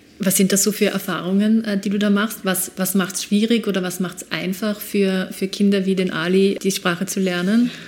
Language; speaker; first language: German; native; German